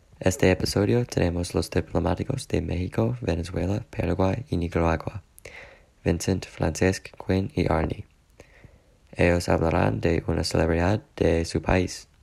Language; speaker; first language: Spanish; non-native, learner; English